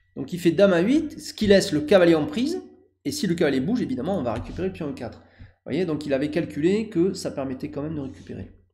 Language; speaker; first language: French; native; French